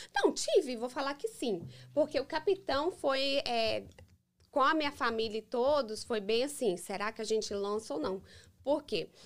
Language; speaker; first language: Portuguese; early bilingual, heritage; English